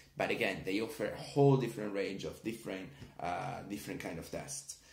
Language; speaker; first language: English; non-native, fluent; Italian